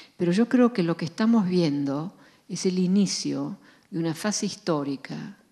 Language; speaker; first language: Spanish; non-native, fluent; Dutch